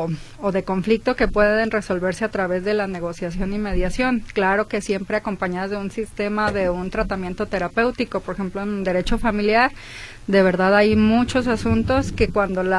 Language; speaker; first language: Spanish; native; Spanish